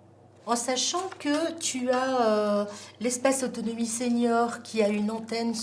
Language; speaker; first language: French; native; French